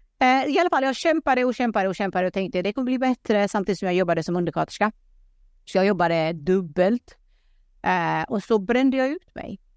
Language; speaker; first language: Swedish; early bilingual, other home language; Pashto